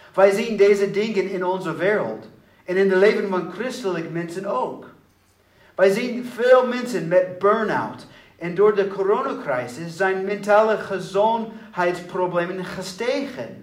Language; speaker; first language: Dutch; non-native, learner; English